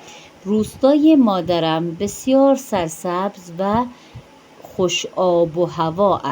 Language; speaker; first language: Persian; non-native, fluent; Urdu